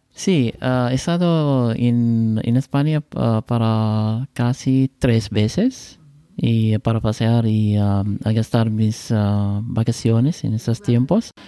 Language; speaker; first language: Spanish; non-native, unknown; Arabic